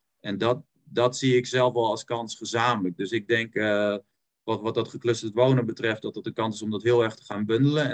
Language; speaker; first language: Dutch; native; Dutch